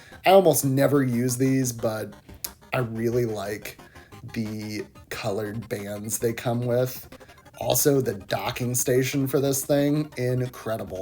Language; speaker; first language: English; native; English